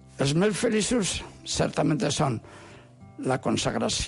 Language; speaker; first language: Catalan; non-native, local second language; Spanish